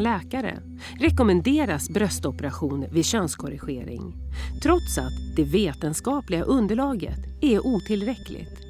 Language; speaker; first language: Swedish; native; Swedish